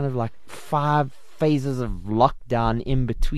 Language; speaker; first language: English; native; English